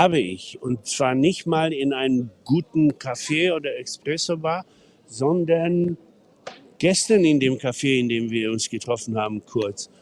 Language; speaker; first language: German; native; German